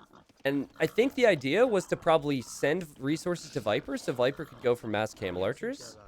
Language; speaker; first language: English; native; English